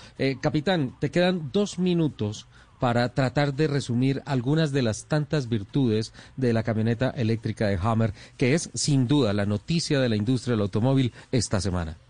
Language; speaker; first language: Spanish; native; Spanish